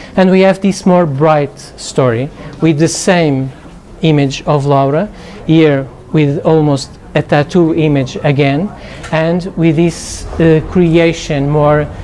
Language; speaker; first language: English; non-native, fluent; Portuguese